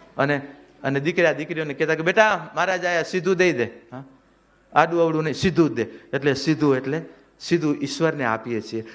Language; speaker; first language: Gujarati; non-native, local second language; Kachhi